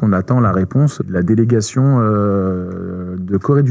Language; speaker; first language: French; native; French